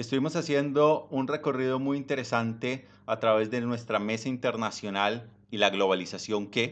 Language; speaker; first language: Spanish; native; Spanish